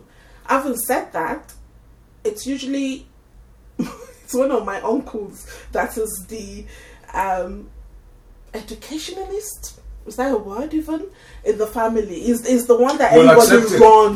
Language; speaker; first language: English; non-native, local second language; Yoruba